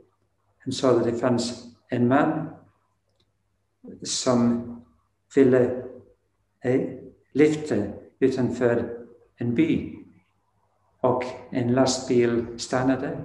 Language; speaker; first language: Swedish; non-native, fluent; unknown